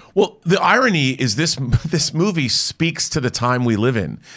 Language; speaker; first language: English; native; English